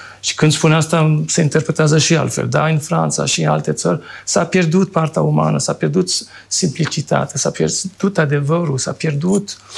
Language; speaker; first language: Romanian; non-native, fluent; French